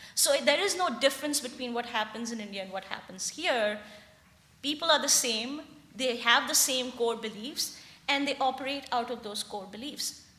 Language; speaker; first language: English; non-native, local second language; Hindi